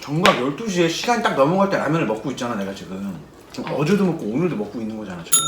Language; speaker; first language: Korean; native; Korean